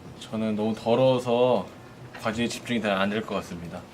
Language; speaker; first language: Korean; native; Korean